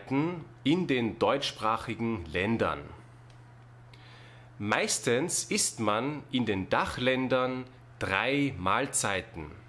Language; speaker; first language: German; non-native, fluent; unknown